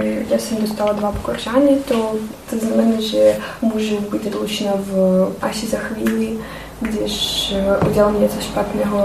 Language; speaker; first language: Czech; non-native, learner; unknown